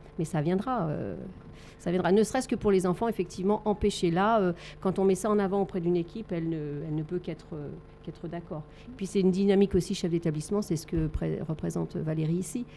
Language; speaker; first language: French; native; French